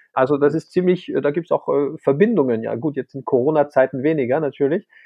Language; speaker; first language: German; non-native, fluent; French